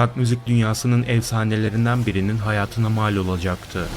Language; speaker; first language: Turkish; native; Turkish